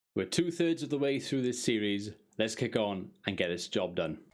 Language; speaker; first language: English; native; English